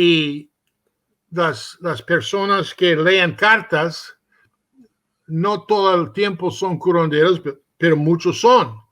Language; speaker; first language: Spanish; early bilingual, heritage; Spanish